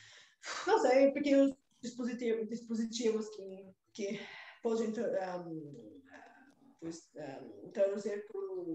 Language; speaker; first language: Portuguese; non-native, fluent; Bulgarian